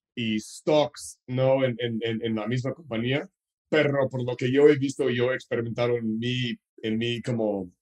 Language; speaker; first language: Spanish; non-native, fluent; English